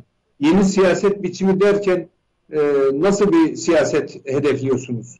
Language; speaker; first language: Turkish; native; Turkish